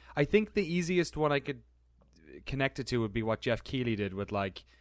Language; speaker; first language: English; native; English